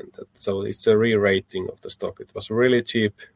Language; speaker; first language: English; non-native, fluent; Finnish